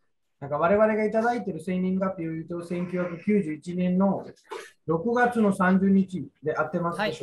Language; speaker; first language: Japanese; non-native, fluent; Hindi